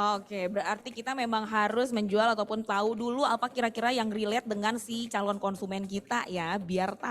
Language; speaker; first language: Indonesian; native; Indonesian